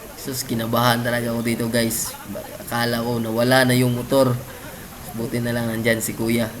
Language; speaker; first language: Filipino; non-native, local second language; Cebuano